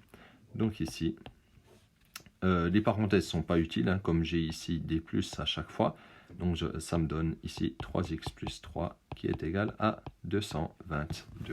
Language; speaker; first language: French; native; French